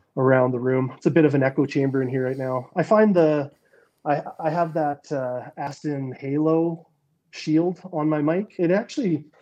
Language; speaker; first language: English; native; English